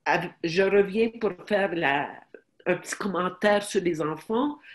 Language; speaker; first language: French; non-native, fluent; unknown